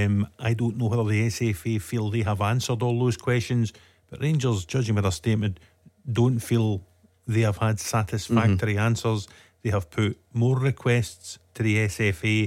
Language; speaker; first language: English; native; English